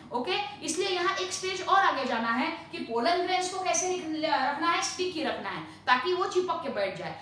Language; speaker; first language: Hindi; non-native, local second language; Marathi